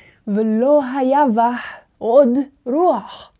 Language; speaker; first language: Hebrew; non-native, fluent; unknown